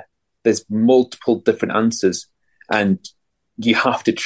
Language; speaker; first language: English; native; English